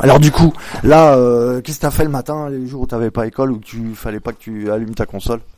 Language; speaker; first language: French; native; French